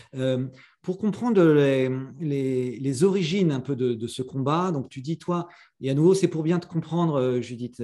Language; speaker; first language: French; native; French